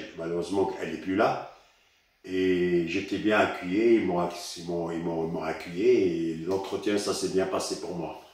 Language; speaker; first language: French; early bilingual, other home language; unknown